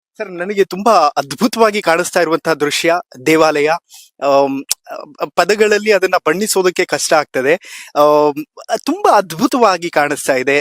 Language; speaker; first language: Kannada; native; Kannada